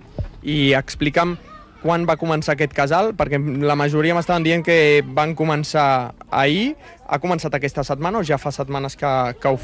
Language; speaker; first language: Catalan; native; Catalan